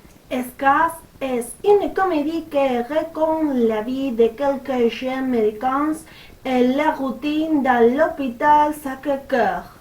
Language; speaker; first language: French; non-native, learner; Spanish